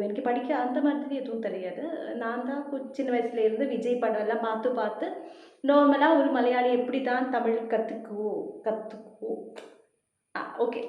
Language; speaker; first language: Tamil; non-native, learner; Malayalam